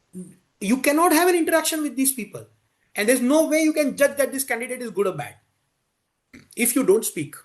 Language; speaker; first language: English; non-native, local second language; Hindi